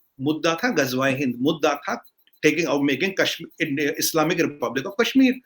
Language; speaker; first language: Hindi; non-native, local second language; Kashmiri